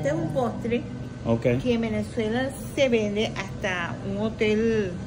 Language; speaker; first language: Spanish; native; Spanish